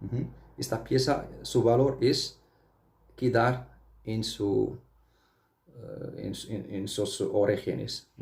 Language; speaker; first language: Spanish; non-native, fluent; Arabic